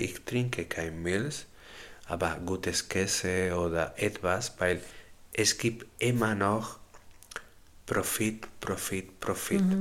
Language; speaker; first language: German; non-native, learner; Spanish